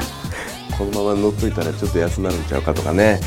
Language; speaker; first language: Japanese; native; Japanese